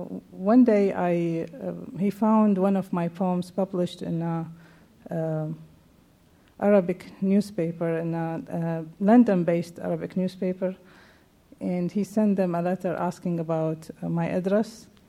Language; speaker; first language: English; non-native, fluent; Arabic